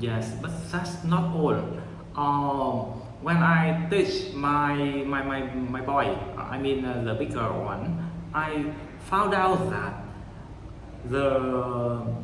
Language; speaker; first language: English; non-native, learner; Vietnamese